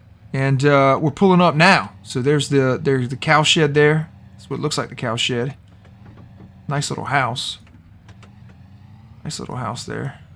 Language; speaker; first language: English; native; English